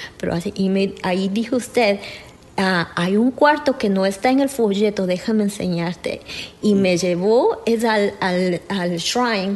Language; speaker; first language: Spanish; native; Spanish